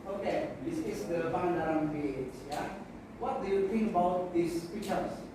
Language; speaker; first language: English; non-native, learner; Indonesian